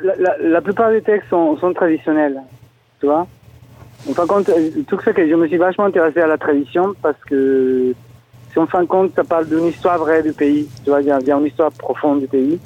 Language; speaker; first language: French; non-native, fluent; Spanish